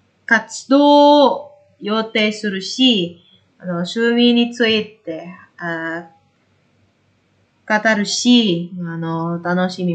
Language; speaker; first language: Japanese; non-native, learner; Indonesian